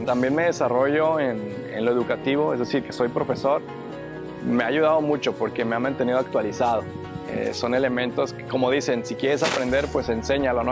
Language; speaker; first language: Spanish; native; Spanish